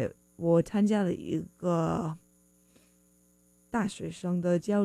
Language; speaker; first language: Chinese; non-native, fluent; English